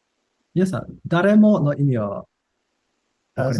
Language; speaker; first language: Japanese; non-native, fluent; English